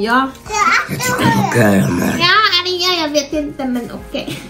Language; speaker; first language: Swedish; early bilingual, other home language; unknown